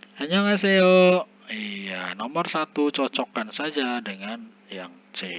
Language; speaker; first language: Indonesian; native; Indonesian